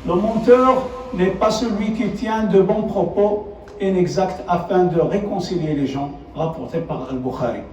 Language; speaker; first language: French; non-native, local second language; Arabic